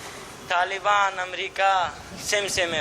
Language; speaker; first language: Hindi; non-native, learner; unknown